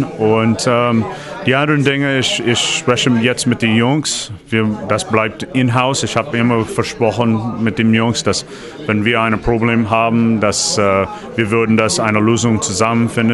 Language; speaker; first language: German; non-native, learner; English